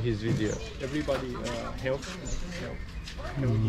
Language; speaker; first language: English; non-native, learner; Turkish